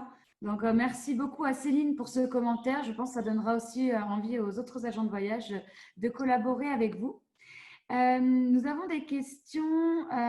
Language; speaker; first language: French; native; French